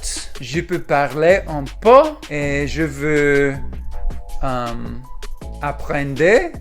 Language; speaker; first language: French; non-native, learner; English